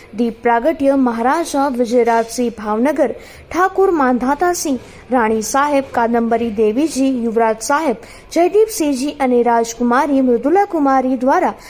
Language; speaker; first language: Gujarati; native; Gujarati